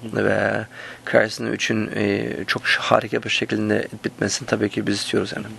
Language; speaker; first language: Turkish; early bilingual, heritage; Turkish